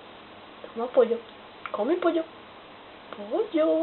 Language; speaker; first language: Spanish; native; Spanish